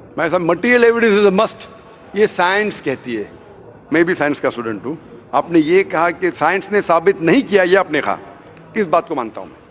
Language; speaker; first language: Hindi; non-native, local second language; Konkani